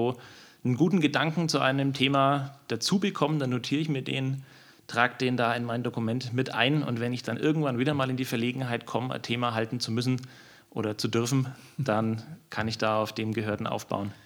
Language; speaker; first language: German; native; German